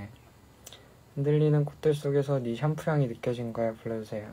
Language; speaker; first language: Korean; native; Korean